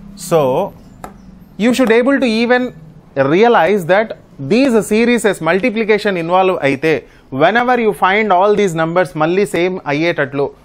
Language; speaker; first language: English; non-native, local second language; Telugu